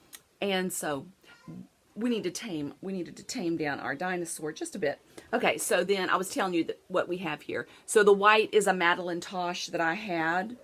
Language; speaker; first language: English; native; English